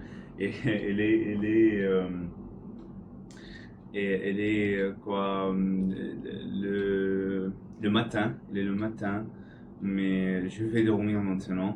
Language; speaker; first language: French; non-native, learner; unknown